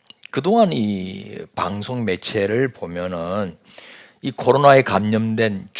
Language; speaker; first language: Korean; native; Korean